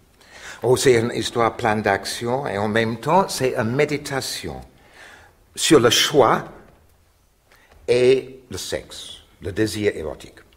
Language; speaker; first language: French; non-native, fluent; English